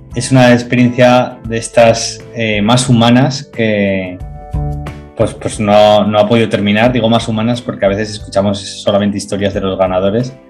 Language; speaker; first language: Spanish; native; Spanish